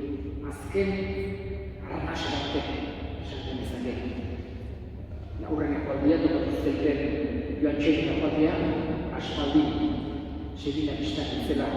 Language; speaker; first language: Basque; native; Basque